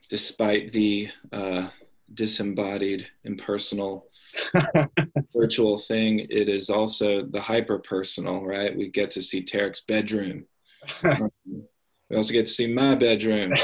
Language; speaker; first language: English; native; English